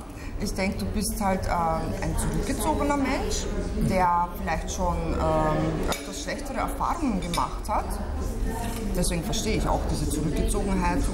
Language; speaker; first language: German; native; German